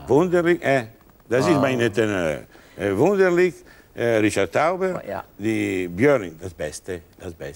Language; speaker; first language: German; non-native, learner; Italian